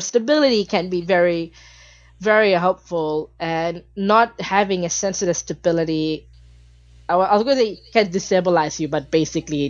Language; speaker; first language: English; non-native, local second language; Bangla